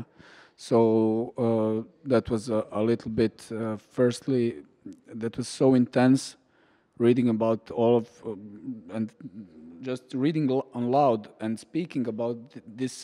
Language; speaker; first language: English; non-native, learner; Croatian